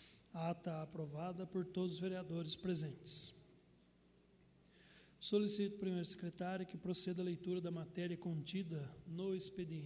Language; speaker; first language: Portuguese; native; Portuguese